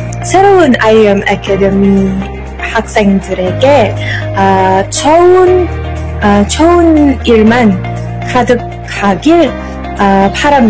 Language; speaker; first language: Korean; non-native, learner; French